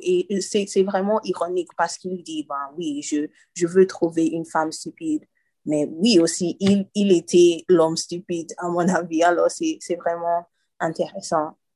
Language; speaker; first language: French; non-native, learner; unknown